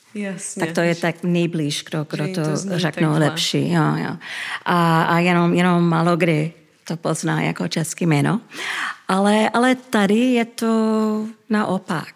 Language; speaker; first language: Czech; early bilingual, heritage; Czech